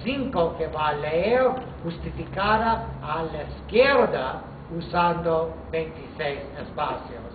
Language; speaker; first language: Spanish; non-native, fluent; English